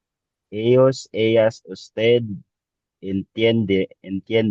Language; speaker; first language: Spanish; non-native, learner; Filipino